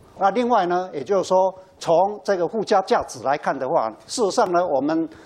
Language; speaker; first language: Chinese; native; Chinese